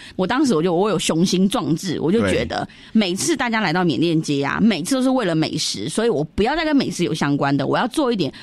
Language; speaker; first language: Chinese; early bilingual, other home language; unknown